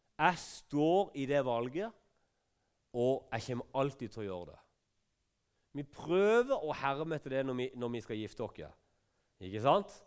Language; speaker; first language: Norwegian; native; Norwegian